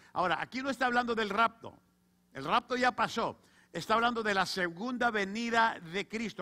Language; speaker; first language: Spanish; native; Spanish